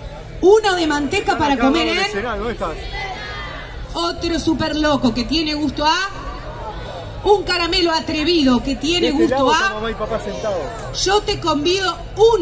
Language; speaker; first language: Spanish; native; Spanish